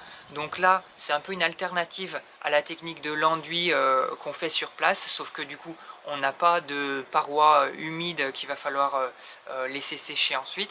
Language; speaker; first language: French; native; French